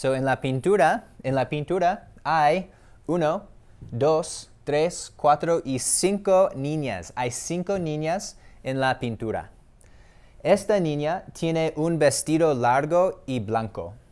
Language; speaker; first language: Spanish; non-native, fluent; English